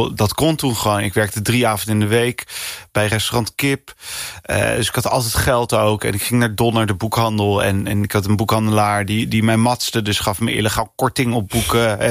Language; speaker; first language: Dutch; early bilingual, other home language; English